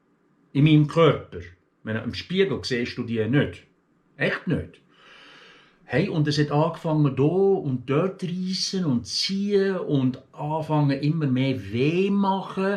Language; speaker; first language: German; early bilingual, other home language; Turkish